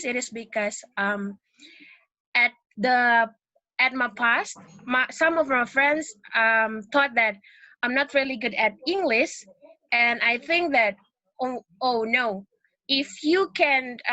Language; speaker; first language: English; non-native, learner; Indonesian